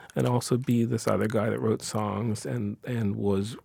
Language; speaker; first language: English; early bilingual, other home language; Ukrainian